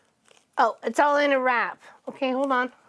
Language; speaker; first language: English; native; English